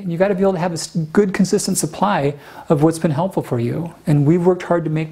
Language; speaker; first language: English; native; English